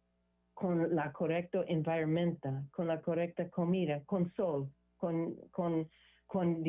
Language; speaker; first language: Spanish; non-native, learner; English